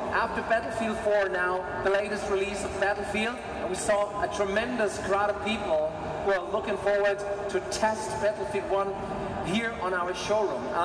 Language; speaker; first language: English; non-native, fluent; German